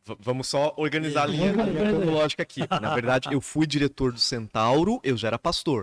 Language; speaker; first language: Portuguese; native; Portuguese